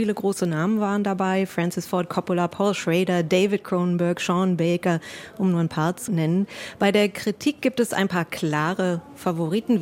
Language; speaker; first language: German; native; German